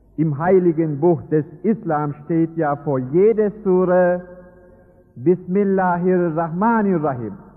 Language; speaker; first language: German; non-native, fluent; Turkish